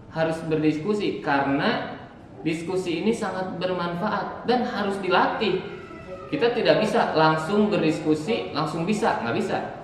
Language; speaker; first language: Indonesian; native; Indonesian